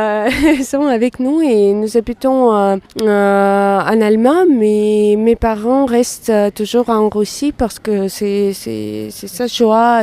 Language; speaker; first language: French; non-native, fluent; Russian